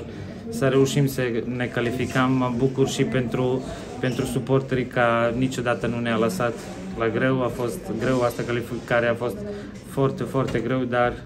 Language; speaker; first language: Romanian; non-native, local second language; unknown